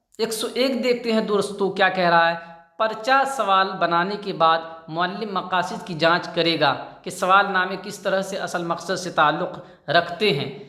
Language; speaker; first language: Urdu; native; Urdu